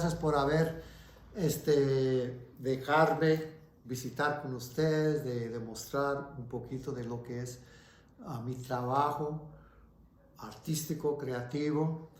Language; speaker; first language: Spanish; early bilingual, heritage; Spanish